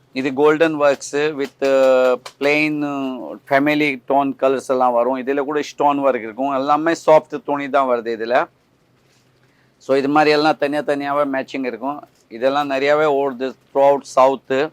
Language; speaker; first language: Tamil; non-native, learner; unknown